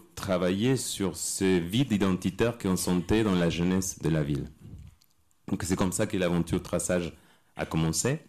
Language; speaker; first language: French; non-native, fluent; Spanish